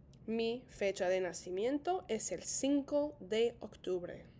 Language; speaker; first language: Spanish; non-native, fluent; English